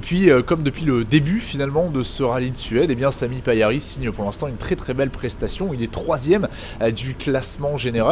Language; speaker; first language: French; native; French